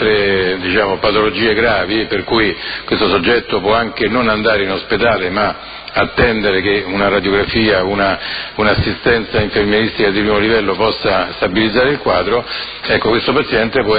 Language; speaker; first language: Italian; native; Italian